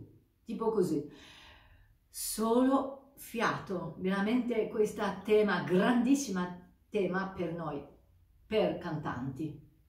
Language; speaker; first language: Italian; non-native, fluent; Japanese